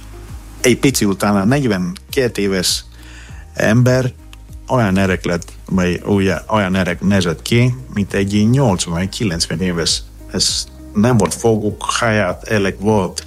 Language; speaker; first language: Hungarian; non-native, learner; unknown